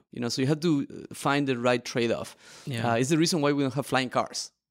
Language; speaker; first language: English; non-native, fluent; Spanish